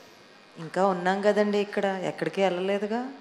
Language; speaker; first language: Telugu; native; Telugu